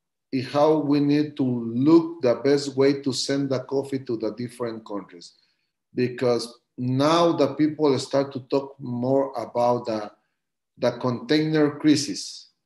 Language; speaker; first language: English; non-native, learner; Spanish